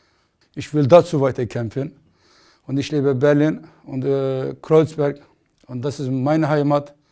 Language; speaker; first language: German; non-native, learner; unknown